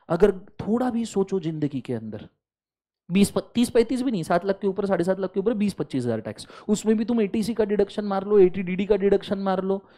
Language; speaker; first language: Hindi; non-native, local second language; Marathi